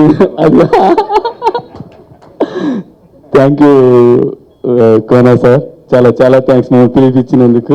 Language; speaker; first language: Telugu; native; Telugu